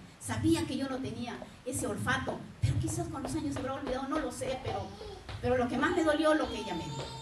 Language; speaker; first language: Spanish; native; Spanish